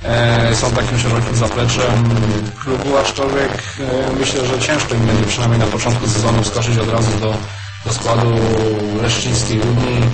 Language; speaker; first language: Polish; native; Polish